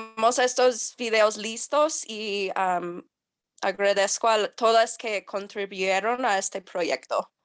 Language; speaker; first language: Spanish; non-native, learner; English